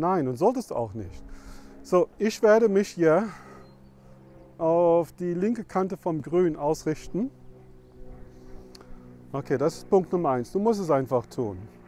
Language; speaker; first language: German; non-native, fluent; English